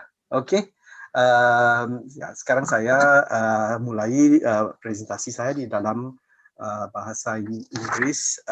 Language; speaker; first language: Indonesian; non-native, fluent; English